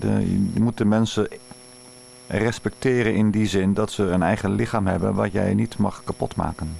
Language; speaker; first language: Dutch; native; Dutch